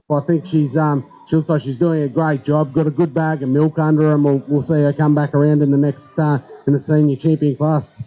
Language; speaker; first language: English; native; English